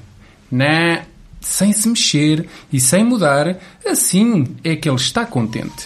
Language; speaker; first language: Portuguese; native; Portuguese